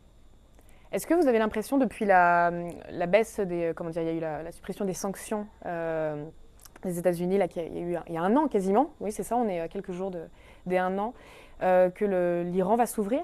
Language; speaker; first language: French; native; French